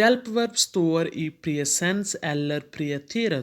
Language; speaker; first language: Swedish; non-native, fluent; Urdu